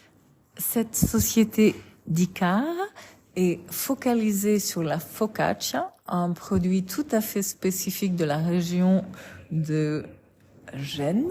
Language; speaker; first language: French; native; French